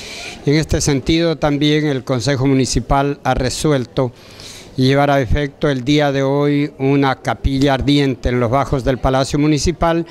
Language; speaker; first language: Spanish; native; Spanish